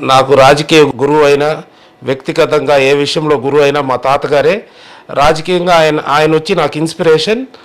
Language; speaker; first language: Telugu; native; Telugu